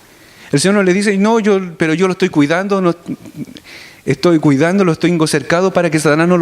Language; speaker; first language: Spanish; native; Spanish